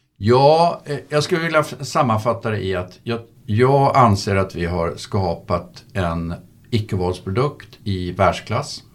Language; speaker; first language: Swedish; native; Swedish